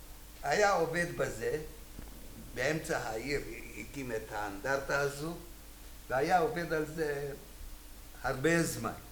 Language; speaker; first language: Hebrew; non-native, fluent; Hungarian